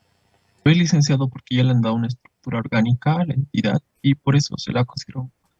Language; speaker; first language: Spanish; native; Spanish